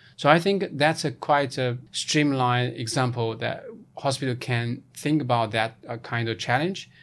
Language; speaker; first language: English; non-native, fluent; Chinese